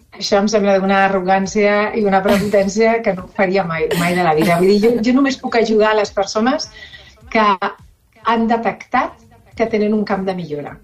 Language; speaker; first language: Catalan; non-native, local second language; Spanish